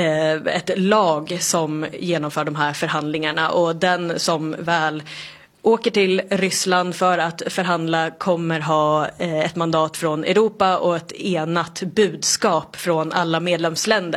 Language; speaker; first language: Swedish; native; Swedish